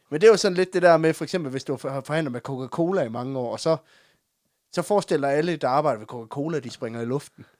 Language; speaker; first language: Danish; native; Danish